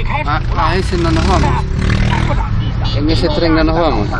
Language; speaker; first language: Spanish; native; Spanish